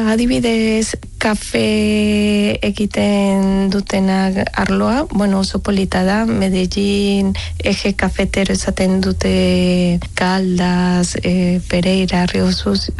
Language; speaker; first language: Basque; non-native, learner; Spanish